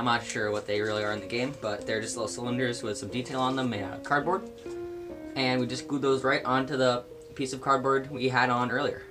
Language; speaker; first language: English; native; English